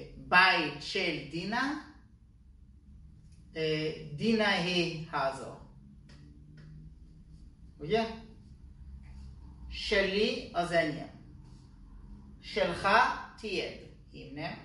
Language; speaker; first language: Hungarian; non-native, learner; Hebrew